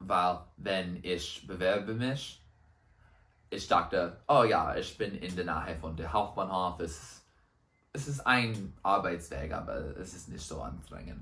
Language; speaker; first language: German; non-native, learner; English